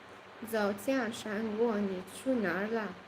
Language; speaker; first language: Chinese; non-native, learner; Arabic